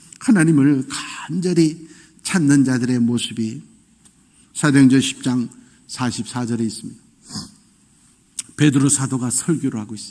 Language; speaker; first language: Korean; native; Korean